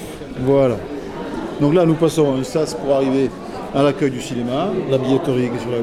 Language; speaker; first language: French; native; French